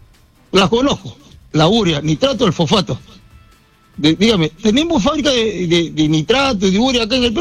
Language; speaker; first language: Spanish; native; Spanish